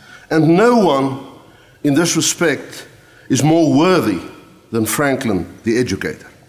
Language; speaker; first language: English; non-native, local second language; Afrikaans